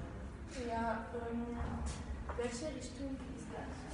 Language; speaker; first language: German; non-native, learner; French